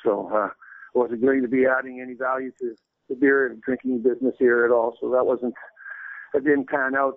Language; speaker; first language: English; native; English